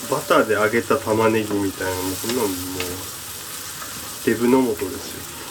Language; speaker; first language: Japanese; native; Japanese